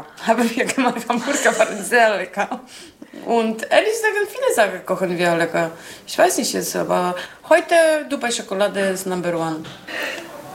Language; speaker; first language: German; non-native, learner; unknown